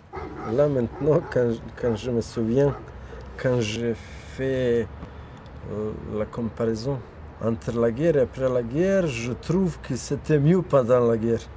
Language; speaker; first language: French; non-native, fluent; Bosnian